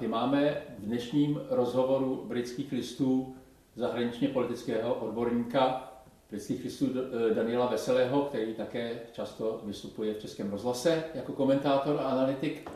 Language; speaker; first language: Czech; native; Czech